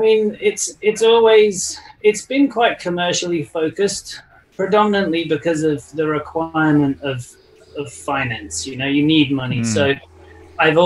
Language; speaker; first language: English; native; English